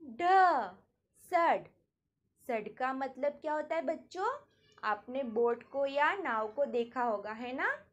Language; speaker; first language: Hindi; non-native, local second language; Gujarati